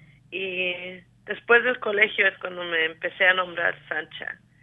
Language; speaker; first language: Spanish; early bilingual, heritage; Spanish